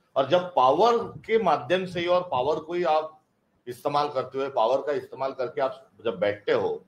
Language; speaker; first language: Hindi; non-native, local second language; Marathi